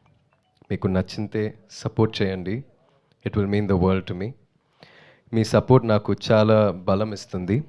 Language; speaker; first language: Telugu; non-native, learner; Tamil